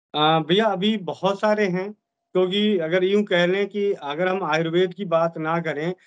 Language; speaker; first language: Hindi; native; Hindi